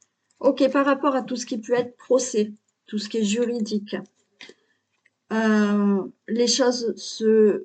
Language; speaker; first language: French; native; French